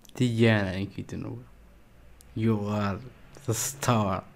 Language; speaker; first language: English; non-native, learner; Arabic